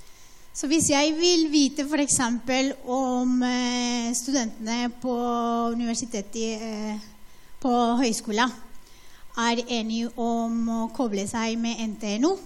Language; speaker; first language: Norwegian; non-native, fluent; Spanish